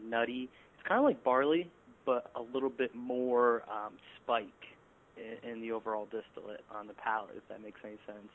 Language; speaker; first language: English; native; English